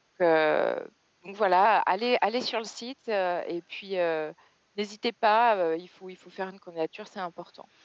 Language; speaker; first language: French; native; French